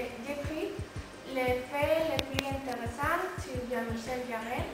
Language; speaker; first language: French; non-native, learner; Spanish